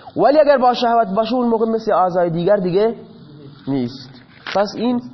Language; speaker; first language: Persian; non-native, local second language; Baluchi